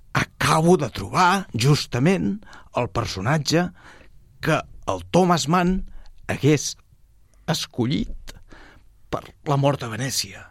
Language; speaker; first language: Catalan; native; Catalan